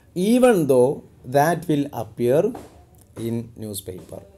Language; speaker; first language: English; non-native, local second language; Malayalam